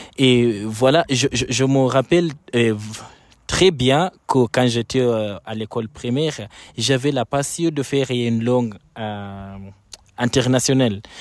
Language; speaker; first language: French; non-native, fluent; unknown